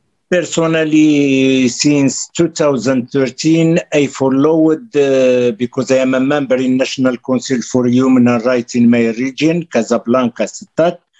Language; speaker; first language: English; non-native, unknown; Arabic